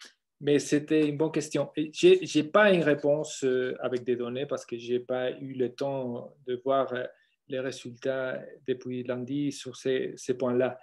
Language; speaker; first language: French; non-native, fluent; Spanish